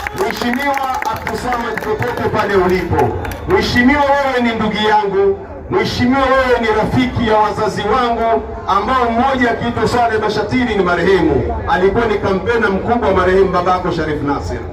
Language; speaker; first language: Swahili; native; Swahili